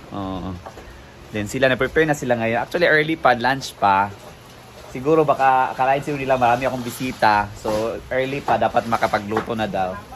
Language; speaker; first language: Filipino; non-native, local second language; Cebuano